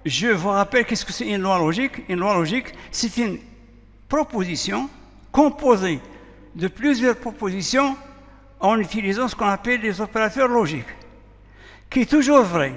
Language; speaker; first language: French; non-native, local second language; Arabic